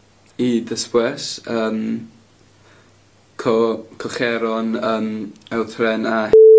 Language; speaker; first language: Spanish; non-native, learner; English